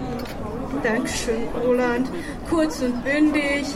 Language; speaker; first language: German; early bilingual, other home language; Turkish